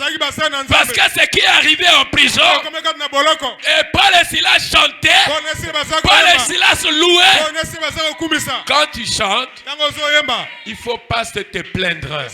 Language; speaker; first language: French; non-native, local second language; Lingala